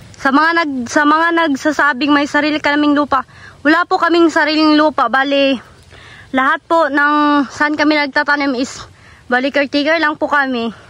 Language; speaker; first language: Filipino; non-native, local second language; Cebuano